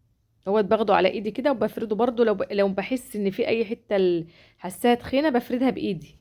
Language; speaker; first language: Arabic; native; Arabic